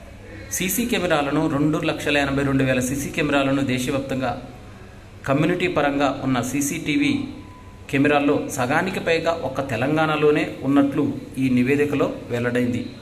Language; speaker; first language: Telugu; native; Telugu